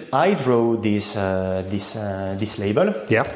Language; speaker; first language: English; non-native, fluent; French